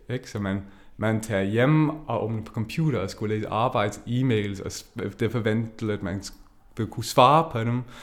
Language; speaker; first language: Danish; non-native, fluent; English